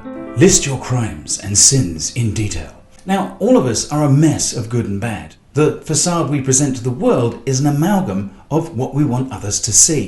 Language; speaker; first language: English; native; English